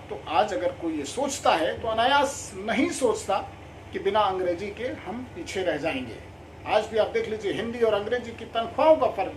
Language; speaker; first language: Hindi; native; Hindi